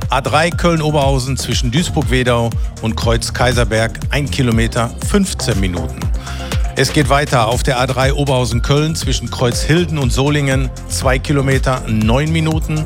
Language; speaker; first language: German; native; German